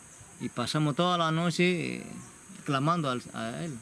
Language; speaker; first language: Spanish; non-native, local second language; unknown